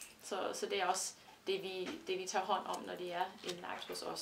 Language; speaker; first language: Danish; non-native, fluent; English